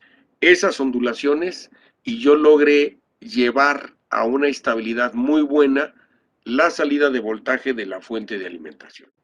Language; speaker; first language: Spanish; native; Spanish